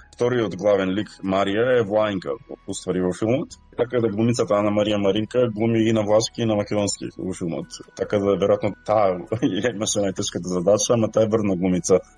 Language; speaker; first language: Macedonian; native; Macedonian